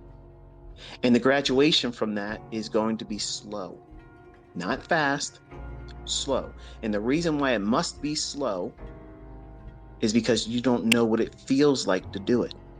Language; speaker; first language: English; native; English